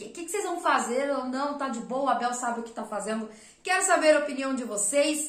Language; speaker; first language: Portuguese; native; Portuguese